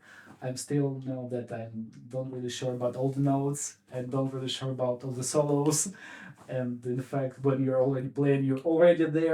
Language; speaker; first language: English; non-native, fluent; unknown